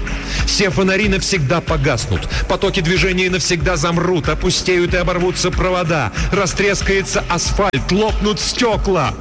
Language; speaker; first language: Russian; native; Russian